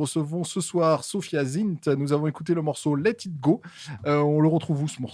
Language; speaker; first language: French; native; French